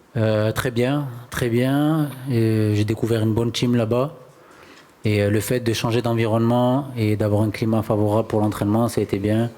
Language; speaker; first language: French; native; French